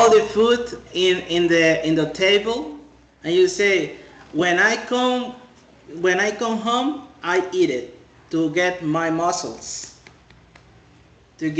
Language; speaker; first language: English; non-native, fluent; Spanish